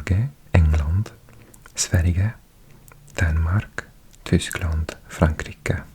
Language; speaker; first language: Norwegian; non-native, learner; English